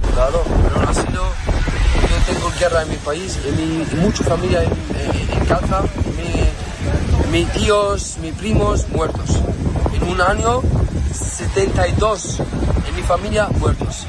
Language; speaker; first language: Spanish; non-native, learner; Arabic